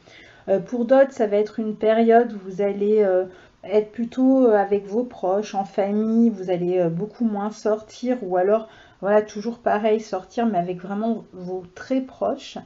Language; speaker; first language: French; native; French